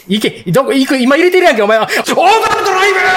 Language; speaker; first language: Japanese; native; Japanese